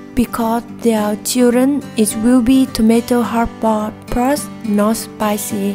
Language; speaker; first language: English; non-native, learner; Vietnamese